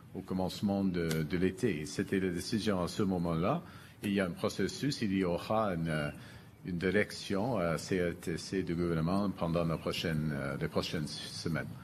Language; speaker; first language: French; non-native, fluent; English